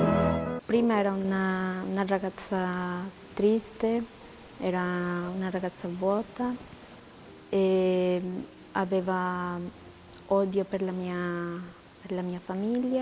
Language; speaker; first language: Italian; non-native, learner; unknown